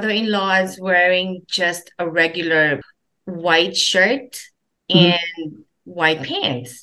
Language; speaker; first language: English; non-native, local second language; Filipino